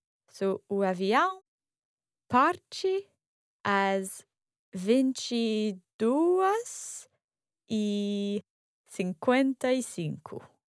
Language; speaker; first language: Portuguese; non-native, learner; English